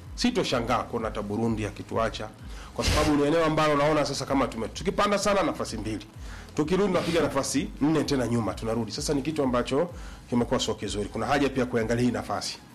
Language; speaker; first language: Swahili; native; Swahili